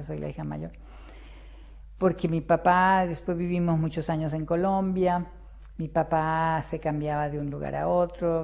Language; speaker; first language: Spanish; early bilingual, other home language; Russian